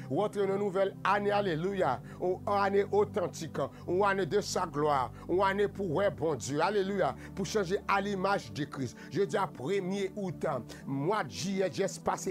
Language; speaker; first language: French; native; French